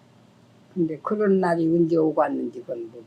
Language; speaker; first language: Korean; native; Korean